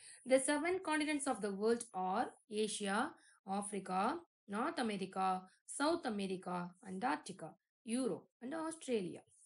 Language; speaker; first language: English; non-native, local second language; Tamil